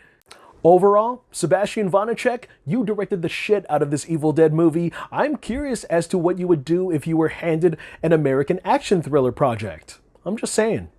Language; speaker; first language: English; native; English